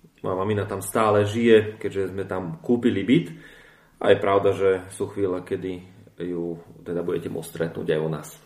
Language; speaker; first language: Slovak; native; Slovak